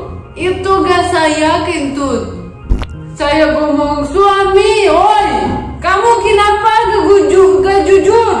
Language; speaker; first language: Indonesian; non-native, learner; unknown